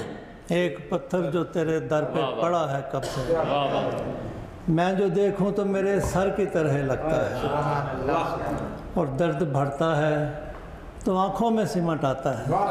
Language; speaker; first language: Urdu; non-native, local second language; Punjabi